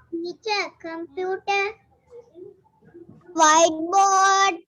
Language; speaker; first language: English; non-native, learner; Sinhala